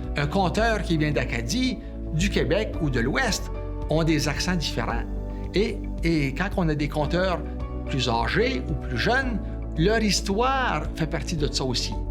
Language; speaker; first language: French; native; French